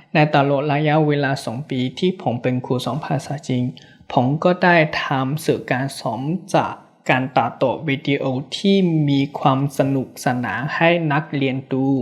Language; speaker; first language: Thai; non-native, fluent; Chinese